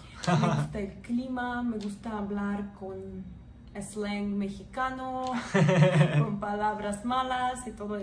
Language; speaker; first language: Spanish; non-native, fluent; Russian